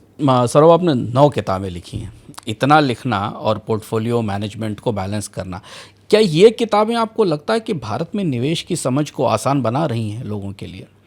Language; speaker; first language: Hindi; native; Hindi